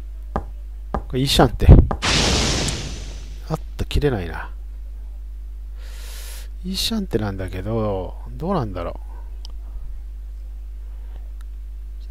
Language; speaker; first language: Japanese; native; Japanese